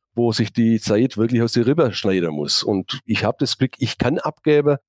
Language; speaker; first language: German; native; German